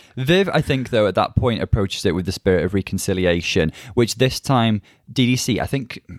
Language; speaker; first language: English; native; English